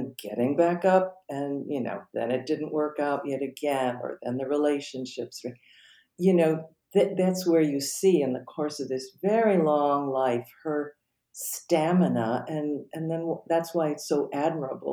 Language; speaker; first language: English; native; English